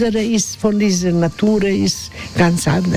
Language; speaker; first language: German; non-native, learner; Croatian